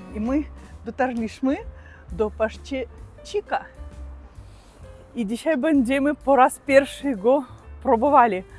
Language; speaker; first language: Polish; non-native, learner; Russian